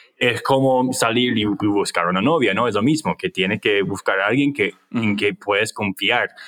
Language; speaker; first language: Spanish; non-native, fluent; English